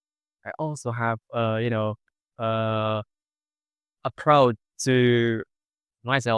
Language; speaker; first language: English; non-native, fluent; Indonesian